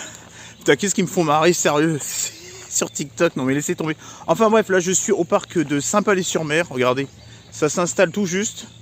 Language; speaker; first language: French; native; French